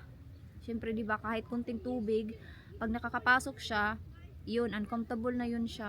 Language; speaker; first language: Filipino; native; Filipino